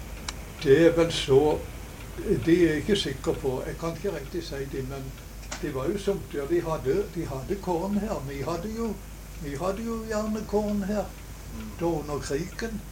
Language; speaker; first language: Norwegian; native; Norwegian